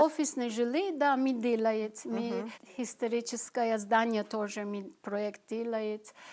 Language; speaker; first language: Russian; non-native, learner; Turkish